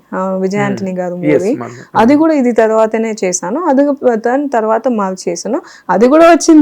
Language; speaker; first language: Telugu; non-native, fluent; Kannada